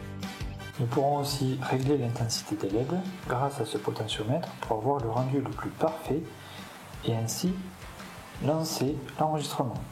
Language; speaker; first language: French; native; French